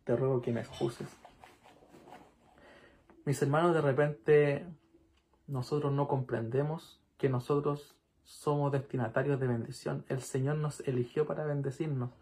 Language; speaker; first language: Spanish; native; Spanish